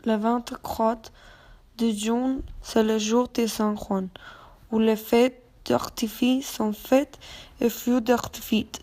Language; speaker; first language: French; non-native, learner; Spanish